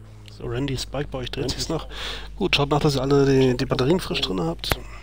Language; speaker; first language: German; native; German